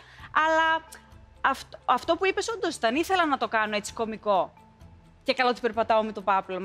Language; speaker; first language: Greek; native; Greek